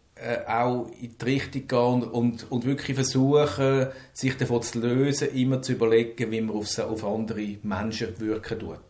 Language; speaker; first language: German; native; German